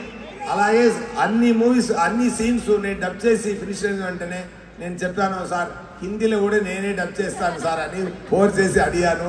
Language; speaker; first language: Telugu; non-native, learner; Tamil